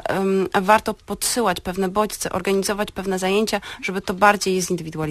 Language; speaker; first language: Polish; native; Polish